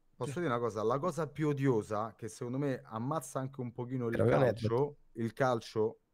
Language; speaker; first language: Italian; native; Italian